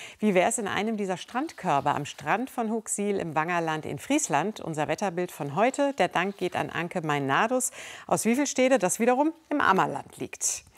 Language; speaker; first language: German; native; German